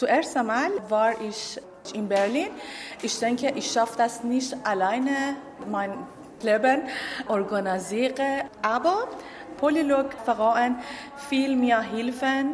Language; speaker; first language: German; non-native, learner; Persian